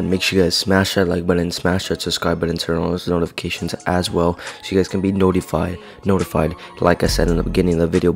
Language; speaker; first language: English; native; English